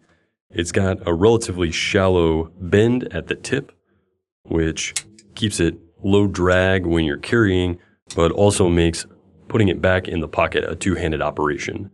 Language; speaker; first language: English; native; English